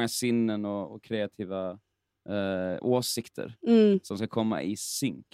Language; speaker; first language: Swedish; native; Swedish